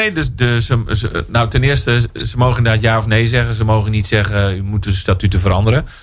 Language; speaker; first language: Dutch; native; Dutch